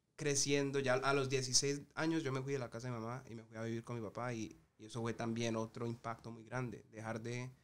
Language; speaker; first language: Spanish; early bilingual, heritage; Spanish